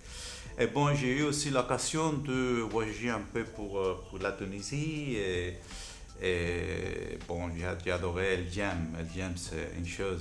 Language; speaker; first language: French; non-native, fluent; Spanish